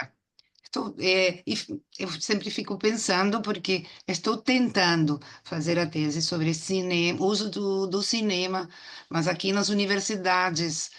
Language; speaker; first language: Portuguese; non-native, fluent; Spanish